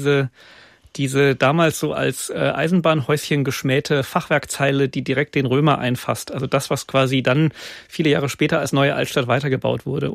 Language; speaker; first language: German; native; German